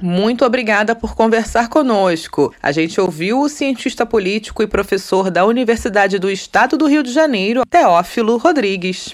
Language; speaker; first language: Portuguese; native; Portuguese